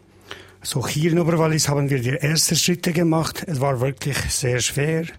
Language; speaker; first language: German; non-native, learner; Albanian